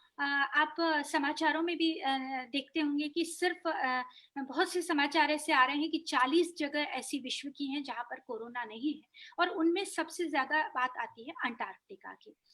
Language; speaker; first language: Hindi; native; Hindi